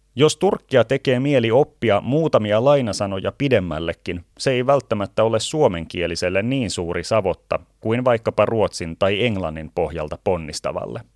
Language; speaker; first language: Finnish; native; Finnish